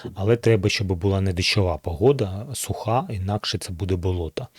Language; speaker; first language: Ukrainian; native; Ukrainian